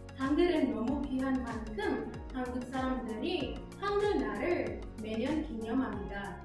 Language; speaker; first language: Korean; non-native, learner; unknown